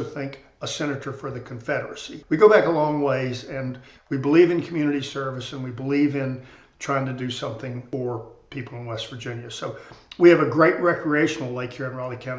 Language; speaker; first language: English; native; English